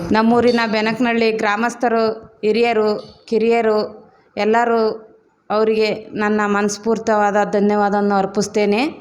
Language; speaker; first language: Kannada; native; Kannada